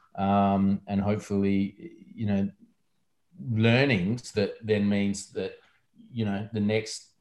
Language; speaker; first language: English; native; English